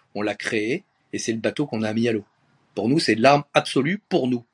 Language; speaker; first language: French; native; French